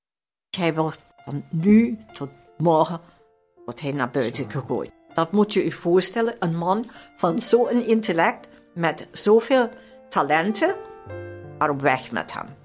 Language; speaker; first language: Dutch; non-native, fluent; German